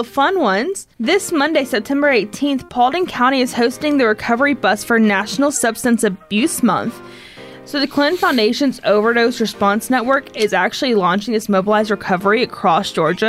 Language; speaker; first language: English; native; English